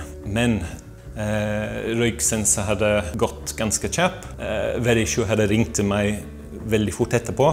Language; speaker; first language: Norwegian; non-native, fluent; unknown